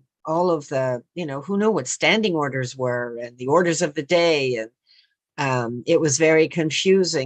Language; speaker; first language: English; native; English